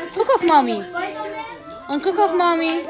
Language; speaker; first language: German; non-native, learner; Arabic